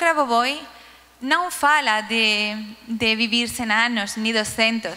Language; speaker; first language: Portuguese; non-native, learner; Spanish